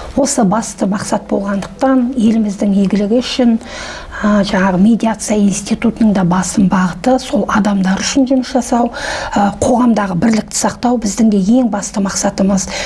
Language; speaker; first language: Kazakh; native; Kazakh